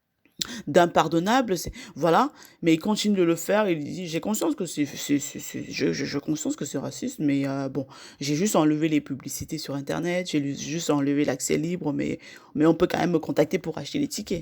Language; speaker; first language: French; native; French